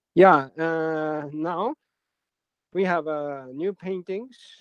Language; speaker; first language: English; non-native, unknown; Japanese